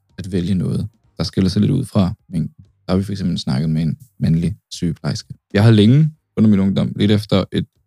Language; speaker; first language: Danish; early bilingual, other home language; Kurdish